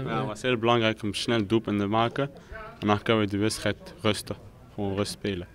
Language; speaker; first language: Dutch; non-native, learner; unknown